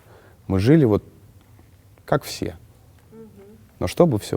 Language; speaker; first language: Russian; native; Russian